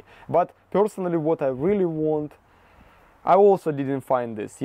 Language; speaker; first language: English; non-native, fluent; Russian